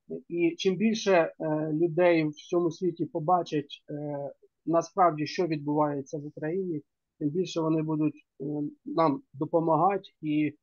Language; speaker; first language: Ukrainian; native; Ukrainian